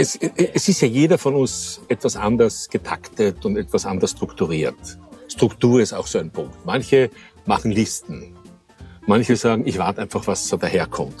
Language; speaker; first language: German; native; German